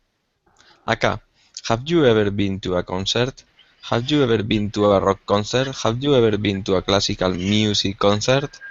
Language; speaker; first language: English; non-native, learner; Spanish